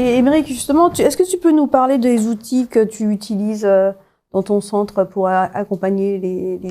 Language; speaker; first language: French; native; French